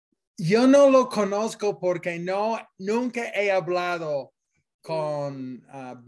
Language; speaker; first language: Spanish; non-native, fluent; English